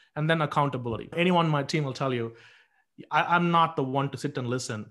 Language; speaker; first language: English; non-native, local second language; Tamil